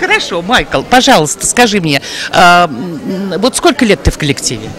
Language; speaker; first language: Russian; native; Russian